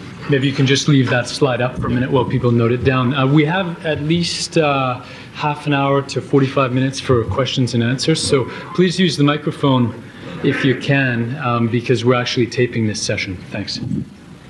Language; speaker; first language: English; native; English